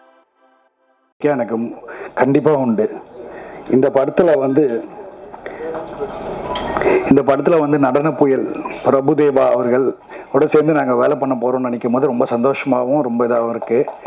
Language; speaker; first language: Tamil; native; Tamil